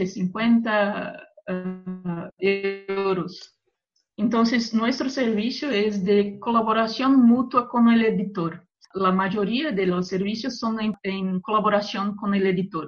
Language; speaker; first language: Spanish; non-native, fluent; Portuguese